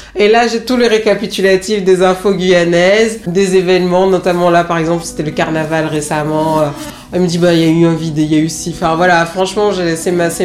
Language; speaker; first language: French; native; French